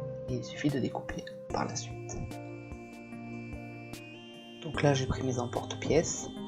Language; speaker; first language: French; native; French